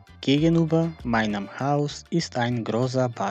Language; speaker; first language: German; non-native, fluent; Macedonian